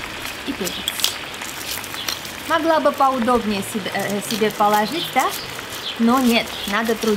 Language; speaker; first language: Russian; non-native, local second language; Armenian